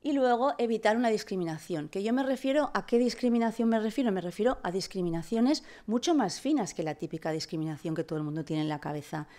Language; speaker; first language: Spanish; non-native, local second language; Catalan